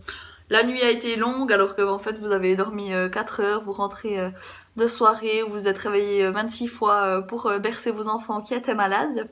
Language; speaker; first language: French; native; French